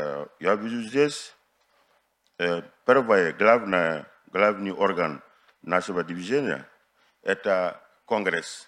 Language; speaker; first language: Russian; non-native, fluent; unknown